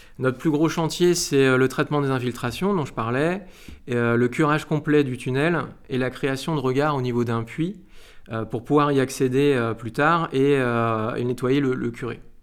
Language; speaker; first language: French; native; French